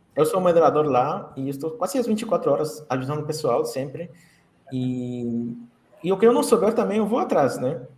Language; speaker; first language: Portuguese; non-native, fluent; Spanish